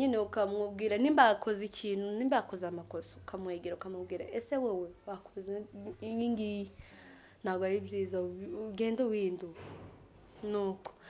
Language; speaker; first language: Kinyarwanda; non-native, fluent; Kikuyu